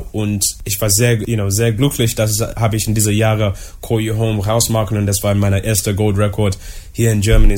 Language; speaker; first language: German; non-native, learner; English